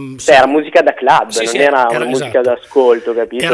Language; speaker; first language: Italian; native; Italian